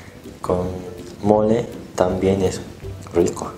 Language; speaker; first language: Spanish; non-native, learner; Turkish